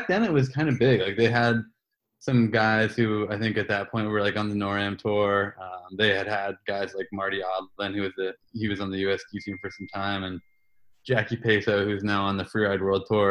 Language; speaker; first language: English; native; English